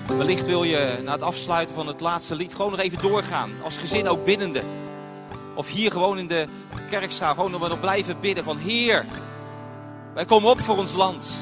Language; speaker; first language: Dutch; native; Dutch